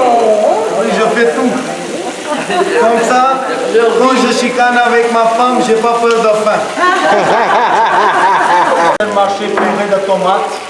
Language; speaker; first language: French; non-native, fluent; Hindi